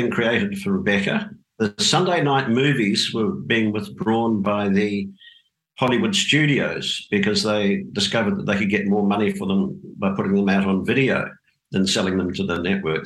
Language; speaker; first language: English; native; English